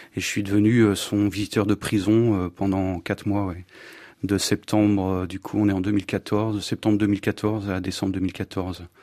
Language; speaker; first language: French; native; French